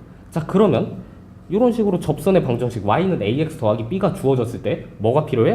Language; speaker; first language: Korean; native; Korean